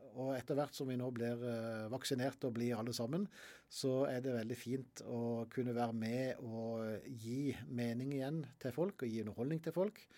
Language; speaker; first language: Norwegian; native; Norwegian